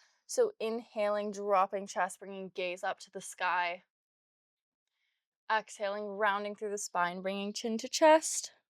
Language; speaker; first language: English; native; English